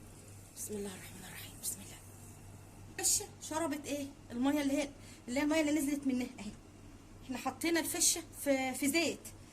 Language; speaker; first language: Arabic; native; Arabic